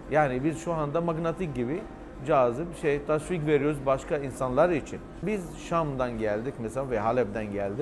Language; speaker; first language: Turkish; non-native, fluent; Arabic